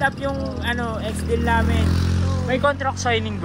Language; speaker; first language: Filipino; native; Filipino